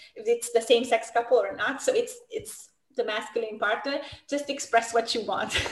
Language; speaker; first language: English; non-native, fluent; Romanian